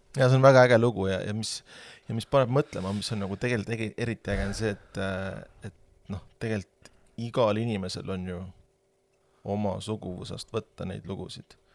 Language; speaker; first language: Estonian; native; Estonian